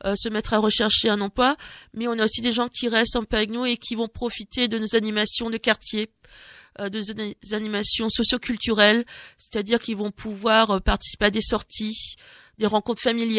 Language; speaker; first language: French; native; French